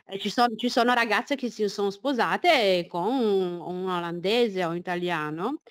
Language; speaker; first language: Italian; early bilingual, other home language; Chinese